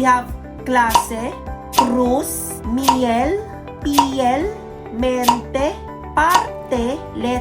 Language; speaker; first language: Spanish; non-native, learner; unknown